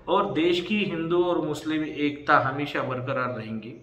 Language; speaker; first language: Hindi; non-native, local second language; Marathi